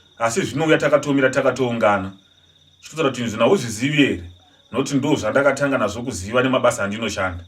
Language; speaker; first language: Shona; non-native, local second language; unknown